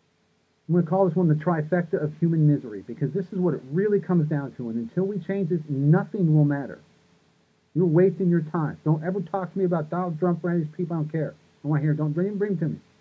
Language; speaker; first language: English; native; English